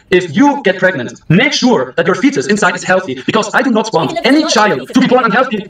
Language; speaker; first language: English; early bilingual, other home language; German